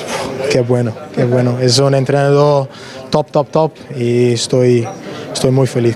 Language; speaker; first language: Spanish; non-native, learner; English